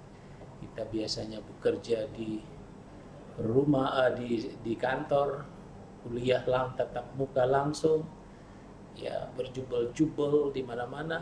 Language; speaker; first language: Indonesian; native; Indonesian